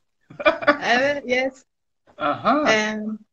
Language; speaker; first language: English; non-native, learner; Arabic